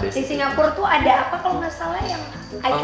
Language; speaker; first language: Indonesian; native; Indonesian